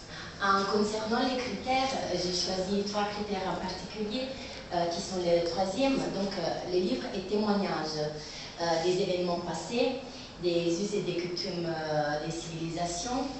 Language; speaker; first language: French; non-native, learner; Italian